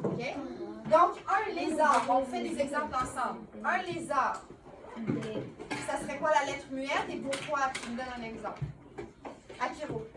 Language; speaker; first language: French; native; French